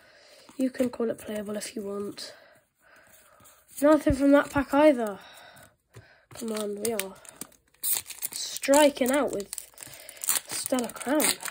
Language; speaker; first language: English; native; English